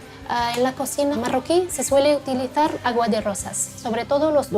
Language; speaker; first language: Spanish; non-native, fluent; Arabic